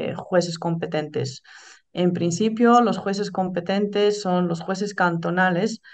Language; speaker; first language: Spanish; non-native, fluent; Dutch